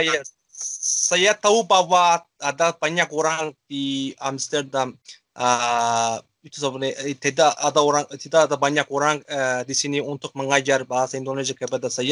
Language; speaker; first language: Indonesian; non-native, learner; Azerbaijani